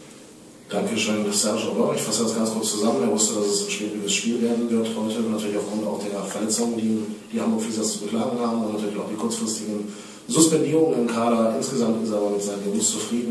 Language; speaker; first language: German; native; German